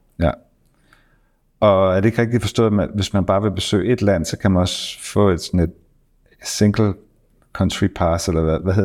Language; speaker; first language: Danish; native; Danish